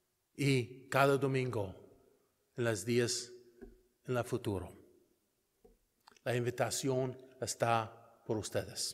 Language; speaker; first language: Spanish; non-native, learner; English